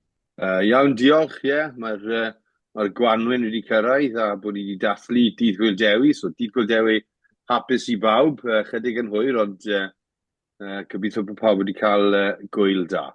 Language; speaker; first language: Welsh; native; Welsh